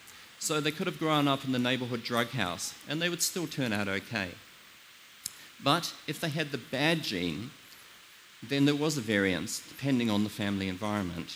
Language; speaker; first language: English; native; English